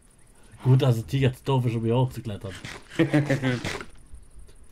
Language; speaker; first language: German; native; German